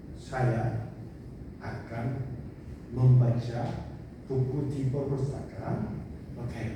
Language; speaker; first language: Indonesian; non-native, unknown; Korean